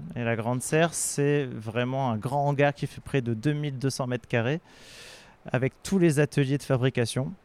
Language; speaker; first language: French; native; French